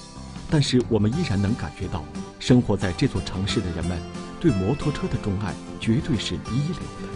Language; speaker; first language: Chinese; native; Chinese